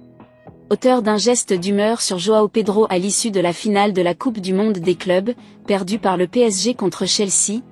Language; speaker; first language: French; native; French